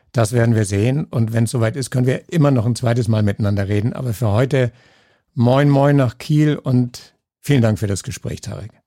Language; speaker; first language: German; native; German